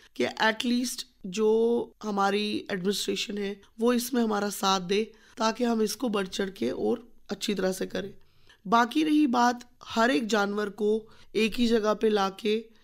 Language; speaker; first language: Hindi; native; Hindi